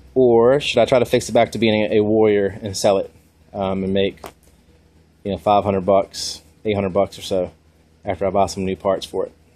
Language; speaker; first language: English; native; English